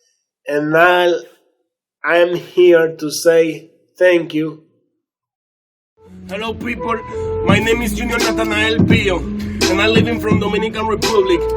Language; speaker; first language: English; non-native, learner; Spanish